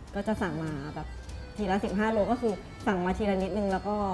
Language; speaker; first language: Thai; native; Thai